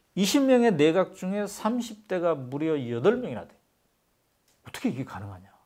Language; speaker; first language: Korean; native; Korean